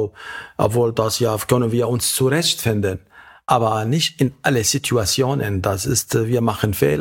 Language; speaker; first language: German; non-native, learner; Arabic